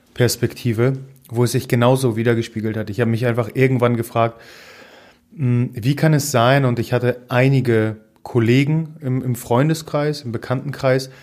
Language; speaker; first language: German; non-native, fluent; Polish